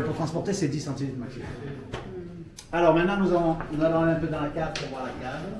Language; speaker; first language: French; native; French